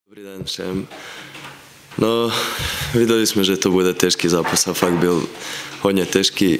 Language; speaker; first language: Czech; non-native, fluent; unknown